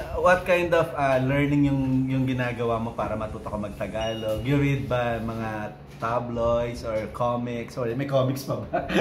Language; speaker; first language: Filipino; native; Filipino